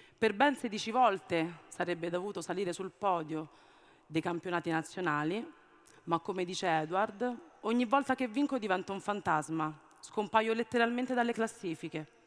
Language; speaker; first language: Italian; early bilingual, other home language; Amharic